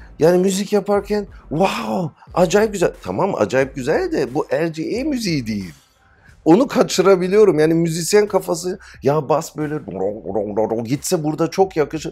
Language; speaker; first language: Turkish; early bilingual, heritage; Turkish